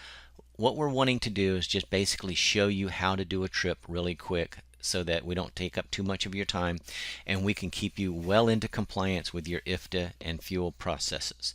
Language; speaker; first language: English; native; English